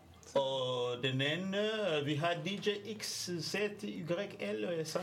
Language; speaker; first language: Danish; non-native, learner; French